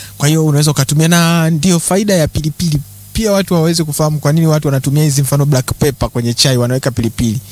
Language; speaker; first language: Swahili; native; Swahili